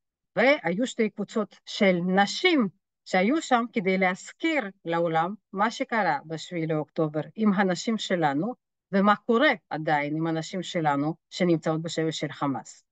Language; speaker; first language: Hebrew; non-native, fluent; French